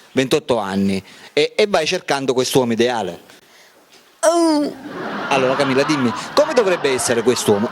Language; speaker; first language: Italian; native; Italian